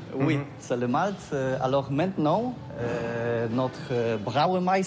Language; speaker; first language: French; non-native, learner; Polish